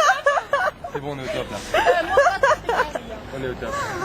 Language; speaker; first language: French; native; French